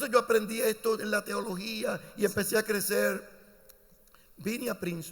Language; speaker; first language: Spanish; native; Spanish